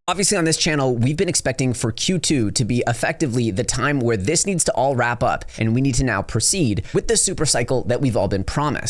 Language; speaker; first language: English; native; English